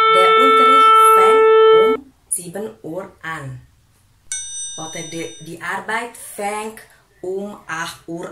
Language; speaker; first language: German; non-native, fluent; Indonesian